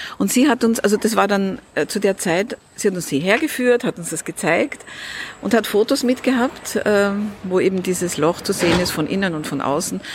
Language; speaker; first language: German; early bilingual, other home language; Russian